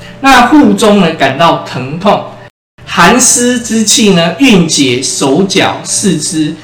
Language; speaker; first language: Chinese; native; Chinese